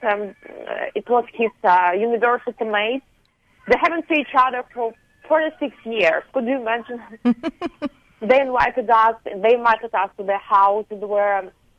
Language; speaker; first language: English; non-native, fluent; Ukrainian